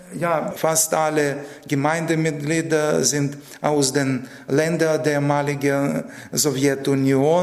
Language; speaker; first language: German; non-native, fluent; Russian